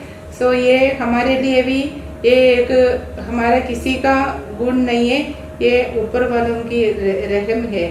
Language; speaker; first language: Hindi; non-native, local second language; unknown